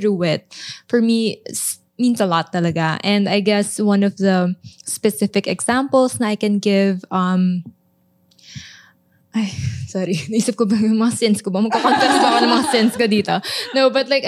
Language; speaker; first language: English; non-native, local second language; Filipino